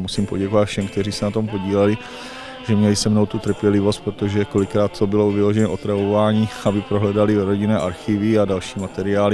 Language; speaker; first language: Czech; native; Czech